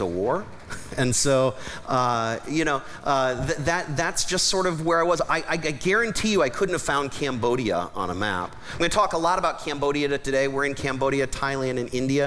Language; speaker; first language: English; native; English